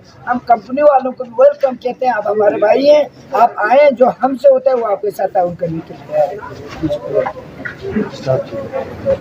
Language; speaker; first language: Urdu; non-native, local second language; Balti